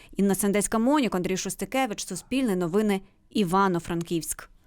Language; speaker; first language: Ukrainian; native; Ukrainian